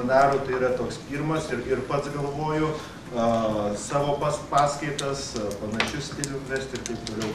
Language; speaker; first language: Lithuanian; native; Lithuanian